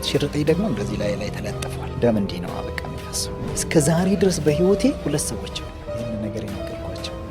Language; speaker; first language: Amharic; non-native, local second language; Oromo